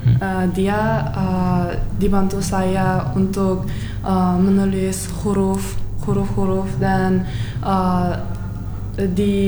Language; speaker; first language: Indonesian; non-native, learner; Turkmen